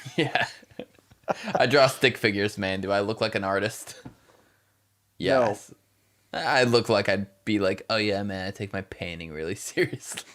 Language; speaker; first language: English; native; English